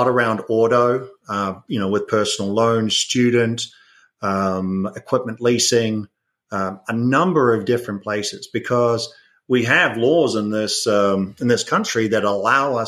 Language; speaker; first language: English; native; English